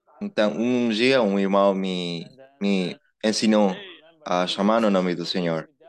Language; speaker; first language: Portuguese; non-native, fluent; Spanish